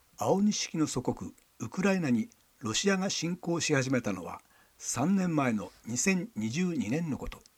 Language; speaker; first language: Japanese; native; Japanese